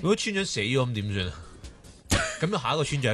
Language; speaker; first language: Cantonese; native; Cantonese